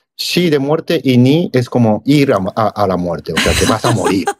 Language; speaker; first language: Spanish; non-native, fluent; Japanese